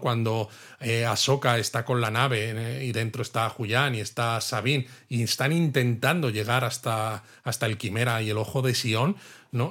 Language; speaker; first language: Spanish; native; Spanish